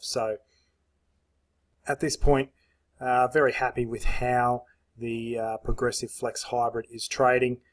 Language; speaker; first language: English; native; English